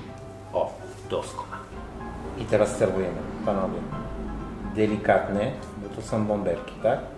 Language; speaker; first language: Polish; non-native, learner; French